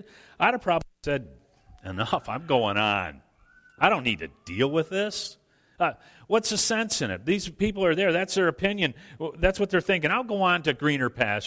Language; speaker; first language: English; native; English